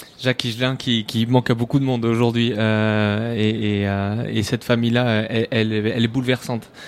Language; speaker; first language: French; native; French